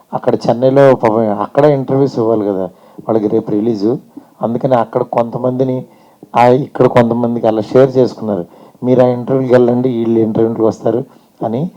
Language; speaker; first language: Telugu; native; Telugu